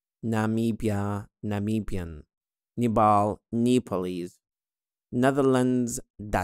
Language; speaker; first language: English; non-native, fluent; Arabic